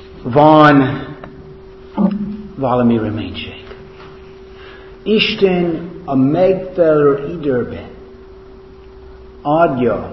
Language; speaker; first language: Hungarian; non-native, fluent; English